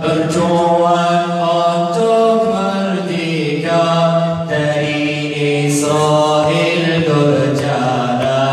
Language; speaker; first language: Indonesian; non-native, learner; Arabic